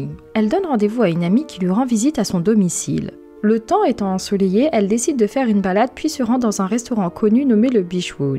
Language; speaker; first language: French; native; French